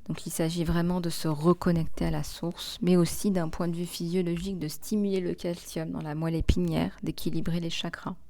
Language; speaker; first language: French; native; French